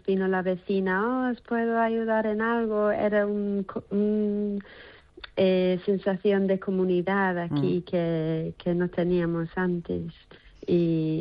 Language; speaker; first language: Spanish; non-native, fluent; English